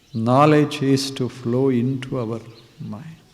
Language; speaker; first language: English; non-native, local second language; Kannada